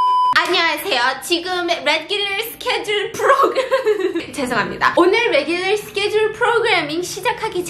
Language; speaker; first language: Korean; early bilingual, heritage; English